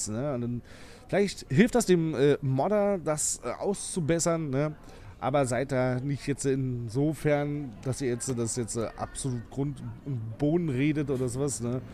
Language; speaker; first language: German; native; German